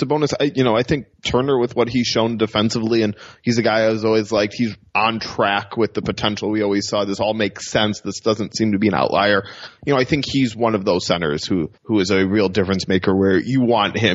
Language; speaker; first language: English; native; English